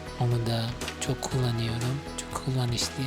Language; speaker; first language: Turkish; non-native, fluent; Arabic